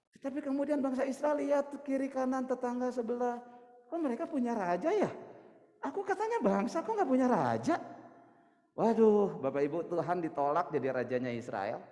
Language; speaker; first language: Indonesian; native; Indonesian